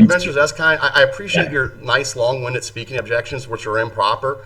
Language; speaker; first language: English; native; English